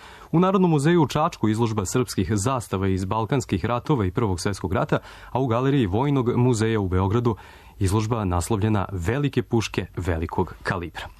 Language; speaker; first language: Croatian; native; Croatian